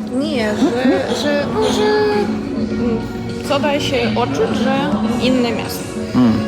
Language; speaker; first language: Polish; non-native, learner; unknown